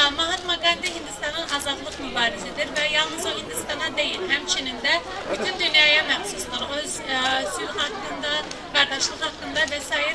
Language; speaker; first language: Azerbaijani; non-native, fluent; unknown